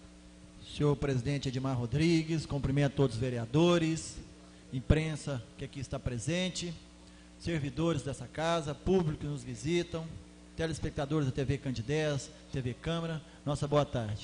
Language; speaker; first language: Portuguese; native; Portuguese